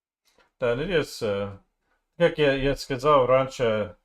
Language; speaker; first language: Russian; non-native, learner; English